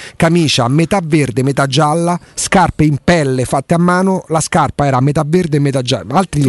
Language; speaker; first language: Italian; native; Italian